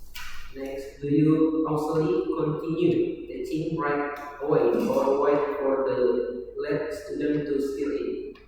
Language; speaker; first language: English; non-native, learner; Indonesian